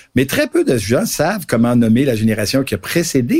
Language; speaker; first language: French; native; French